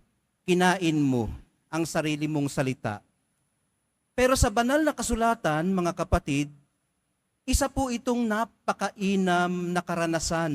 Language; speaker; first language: Filipino; native; Filipino